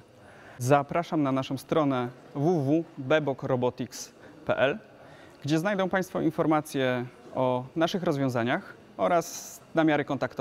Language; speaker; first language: Polish; native; Polish